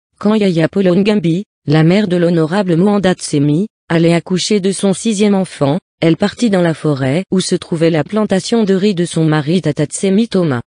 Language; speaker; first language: French; non-native, local second language; Lingala